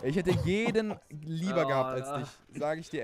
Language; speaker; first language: German; native; German